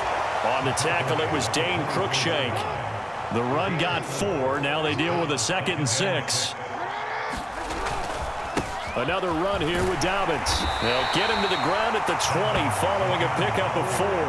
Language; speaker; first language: English; native; English